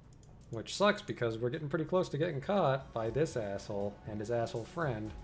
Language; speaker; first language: English; native; English